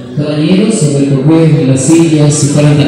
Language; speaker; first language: Spanish; native; Spanish